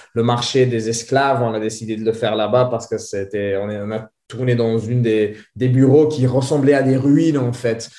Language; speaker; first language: French; native; French